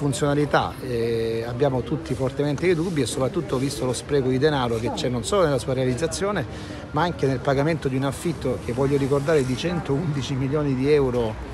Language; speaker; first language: Italian; native; Italian